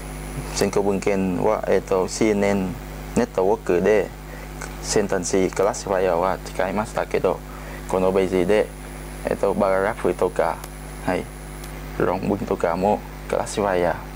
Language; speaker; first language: Japanese; non-native, learner; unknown